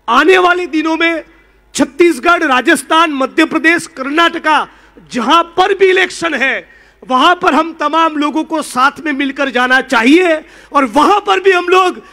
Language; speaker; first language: Hindi; non-native, local second language; Gujarati